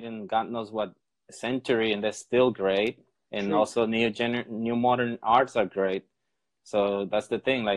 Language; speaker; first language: English; non-native, fluent; Spanish